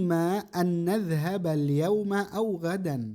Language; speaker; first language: Arabic; non-native, fluent; Indonesian